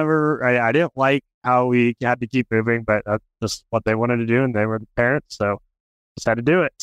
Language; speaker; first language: English; native; English